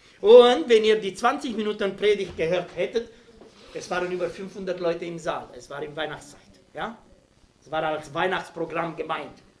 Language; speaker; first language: German; non-native, fluent; Romanian